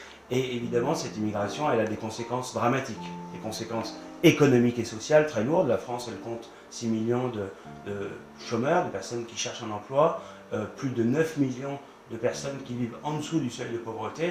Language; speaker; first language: French; native; French